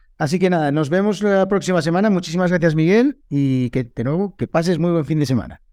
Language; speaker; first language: Spanish; native; Spanish